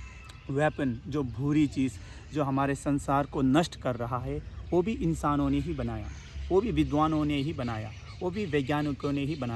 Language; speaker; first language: Hindi; non-native, local second language; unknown